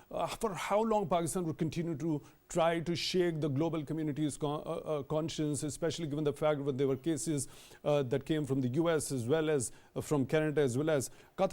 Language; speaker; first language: English; non-native, local second language; Urdu